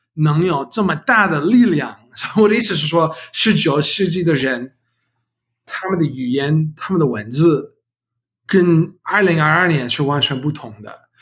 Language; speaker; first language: Chinese; non-native, learner; English